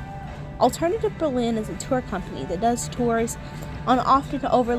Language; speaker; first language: English; native; English